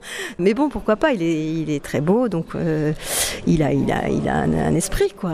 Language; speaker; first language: French; native; French